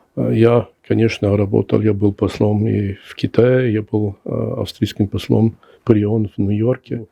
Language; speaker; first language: Russian; non-native, fluent; German